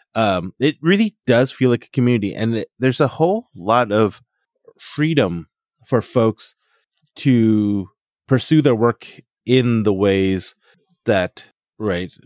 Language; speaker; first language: English; native; English